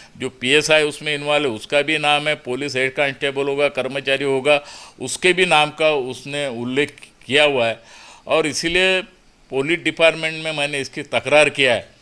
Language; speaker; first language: Hindi; non-native, local second language; Marathi